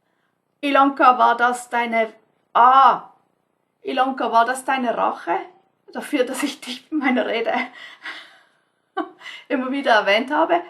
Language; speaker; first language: German; non-native, fluent; English